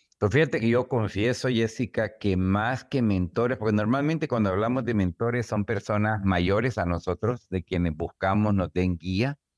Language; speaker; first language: Spanish; native; Spanish